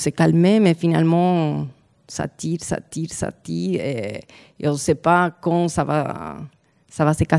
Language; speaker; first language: French; non-native, fluent; Spanish